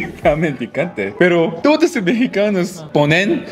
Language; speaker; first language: Spanish; non-native, learner; Korean